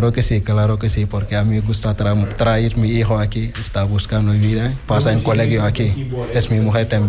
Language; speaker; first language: Spanish; non-native, learner; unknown